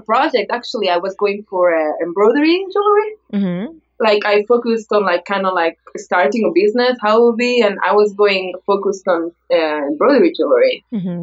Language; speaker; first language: English; non-native, fluent; Spanish